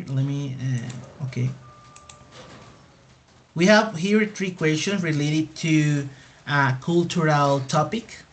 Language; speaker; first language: English; non-native, fluent; Spanish